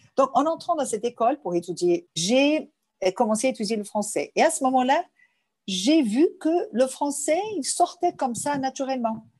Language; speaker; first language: French; non-native, fluent; Portuguese